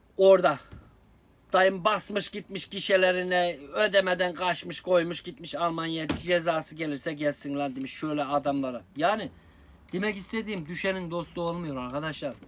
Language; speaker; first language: Turkish; native; Turkish